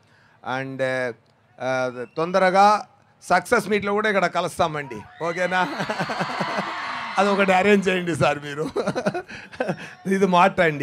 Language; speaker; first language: Telugu; non-native, learner; Tamil